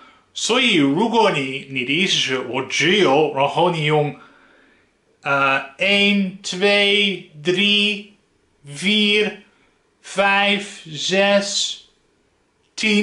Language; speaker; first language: Chinese; non-native, fluent; Dutch